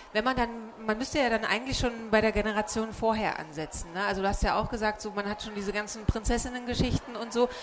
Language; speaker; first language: German; native; German